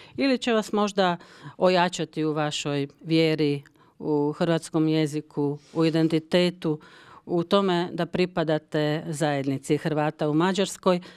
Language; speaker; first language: Croatian; early bilingual, heritage; Croatian